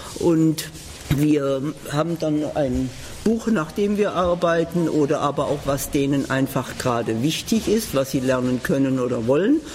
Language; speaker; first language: German; native; German